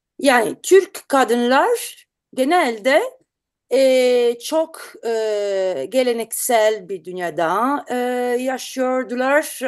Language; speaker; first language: Turkish; non-native, learner; Italian